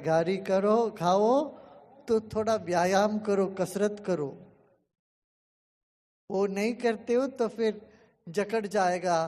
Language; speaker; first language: Hindi; non-native, local second language; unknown